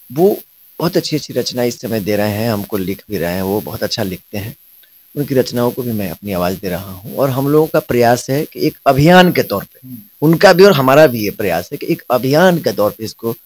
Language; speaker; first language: Hindi; non-native, local second language; Bhojpuri